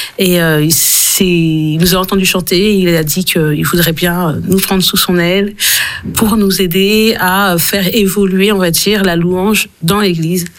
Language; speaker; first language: French; early bilingual, other home language; Haitian Creole